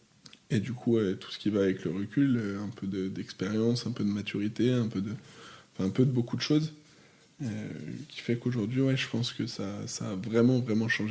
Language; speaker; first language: French; native; French